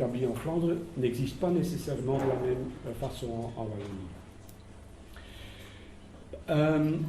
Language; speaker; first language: French; non-native, local second language; Dutch